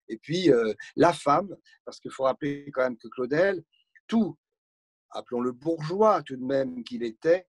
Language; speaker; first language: French; native; French